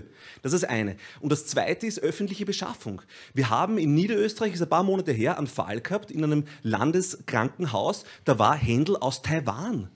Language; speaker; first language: German; native; German